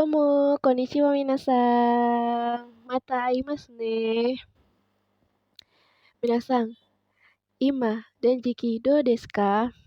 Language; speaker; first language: Japanese; non-native, learner; Indonesian